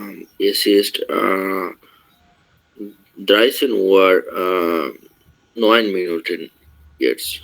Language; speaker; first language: German; non-native, learner; Bangla